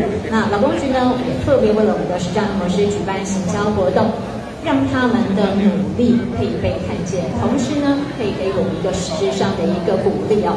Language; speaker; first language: Chinese; native; Chinese